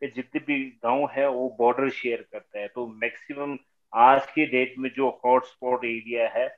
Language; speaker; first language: Hindi; native; Hindi